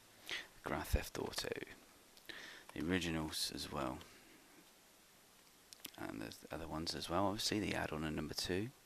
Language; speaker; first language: English; native; English